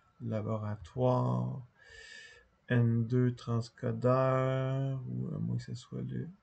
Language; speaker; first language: French; native; French